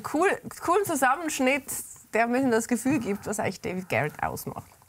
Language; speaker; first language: German; native; German